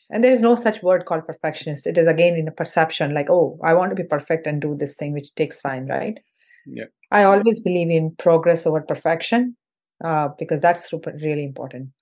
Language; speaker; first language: English; non-native, local second language; Hindi